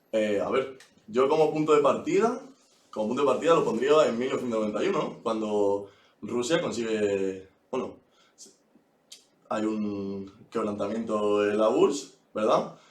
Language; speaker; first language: Spanish; native; Spanish